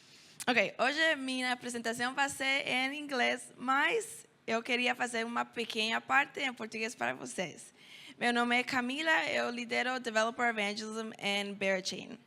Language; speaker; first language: Portuguese; non-native, learner; Spanish